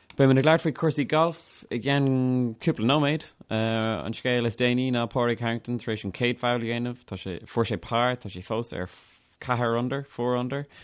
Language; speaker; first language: Irish; non-native, local second language; English